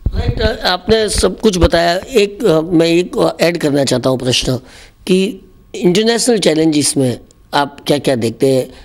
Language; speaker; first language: Hindi; non-native, local second language; Gujarati